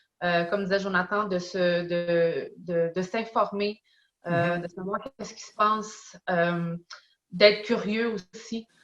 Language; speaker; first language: French; early bilingual, other home language; Portuguese